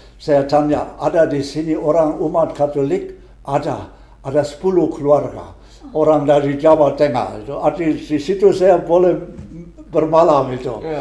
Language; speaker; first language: Indonesian; non-native, fluent; German